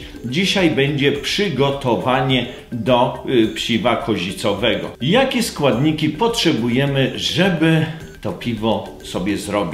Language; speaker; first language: Polish; native; Polish